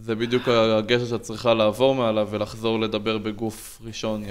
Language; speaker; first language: Hebrew; native; Hebrew